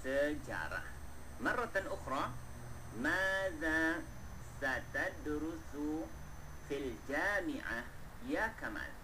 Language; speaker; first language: Arabic; non-native, fluent; Malay